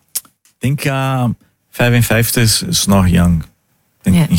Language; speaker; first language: Dutch; non-native, learner; Portuguese